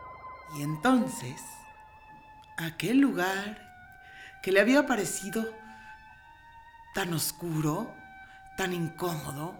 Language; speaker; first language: Spanish; native; Spanish